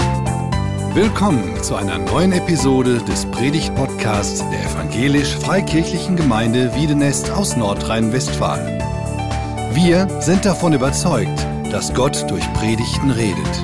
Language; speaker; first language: German; native; German